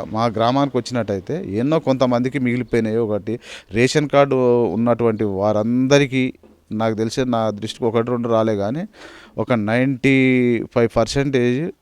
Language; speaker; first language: Telugu; native; Telugu